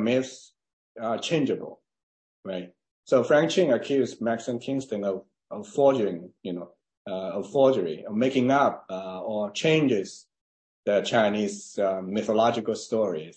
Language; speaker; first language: English; non-native, fluent; Chinese